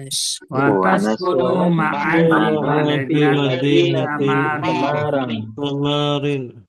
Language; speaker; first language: Arabic; non-native, learner; Indonesian